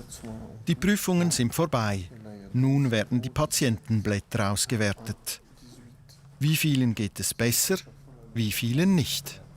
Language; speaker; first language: German; native; German